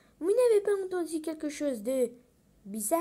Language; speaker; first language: French; non-native, learner; English